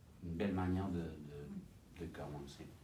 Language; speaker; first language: French; non-native, fluent; English